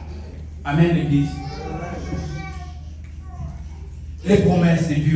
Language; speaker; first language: French; non-native, local second language; Lingala